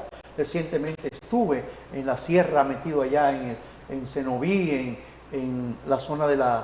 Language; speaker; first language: Spanish; native; Spanish